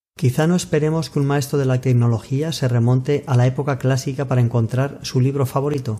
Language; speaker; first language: Spanish; native; Spanish